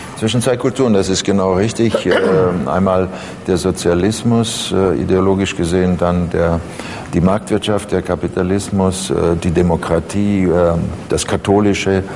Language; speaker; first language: German; early bilingual, other home language; Croatian